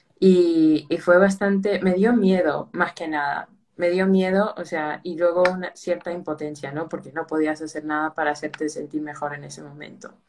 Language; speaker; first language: Spanish; early bilingual, heritage; Spanish